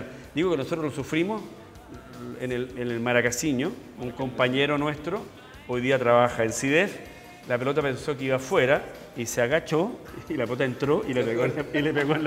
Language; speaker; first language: Spanish; native; Spanish